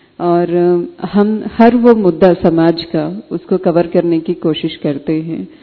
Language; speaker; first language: Hindi; non-native, local second language; Telugu